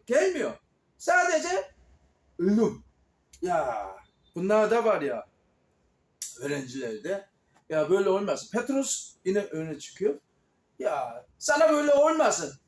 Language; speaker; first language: Turkish; non-native, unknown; Korean